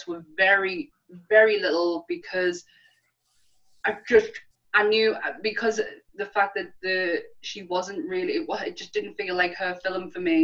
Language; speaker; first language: English; native; English